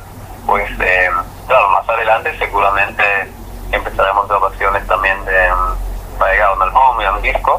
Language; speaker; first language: Spanish; non-native, fluent; Hebrew